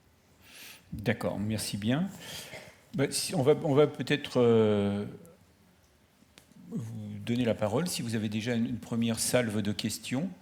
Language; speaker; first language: French; native; French